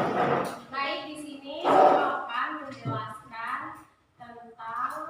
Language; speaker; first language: Indonesian; native; Indonesian